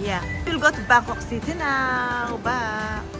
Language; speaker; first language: English; non-native, local second language; Filipino